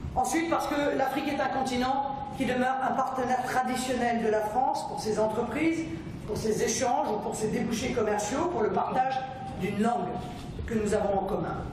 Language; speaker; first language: French; native; French